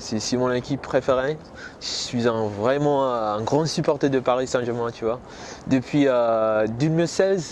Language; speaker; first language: French; non-native, learner; English